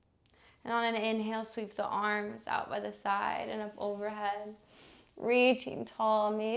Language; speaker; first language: English; native; English